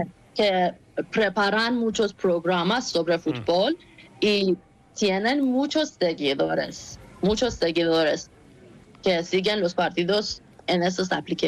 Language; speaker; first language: Spanish; non-native, learner; Persian